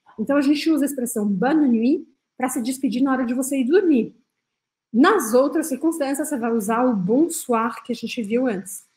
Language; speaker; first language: Portuguese; non-native, fluent; French